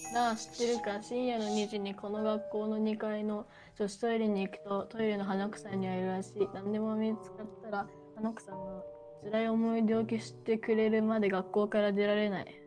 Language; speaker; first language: Japanese; native; Japanese